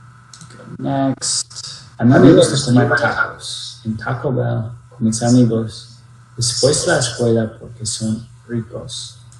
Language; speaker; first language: Spanish; non-native, fluent; English